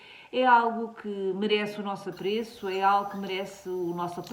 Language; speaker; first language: Portuguese; native; Portuguese